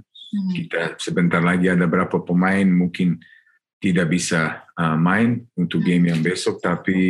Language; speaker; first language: Indonesian; non-native, learner; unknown